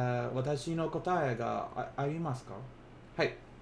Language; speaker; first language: Japanese; non-native, learner; English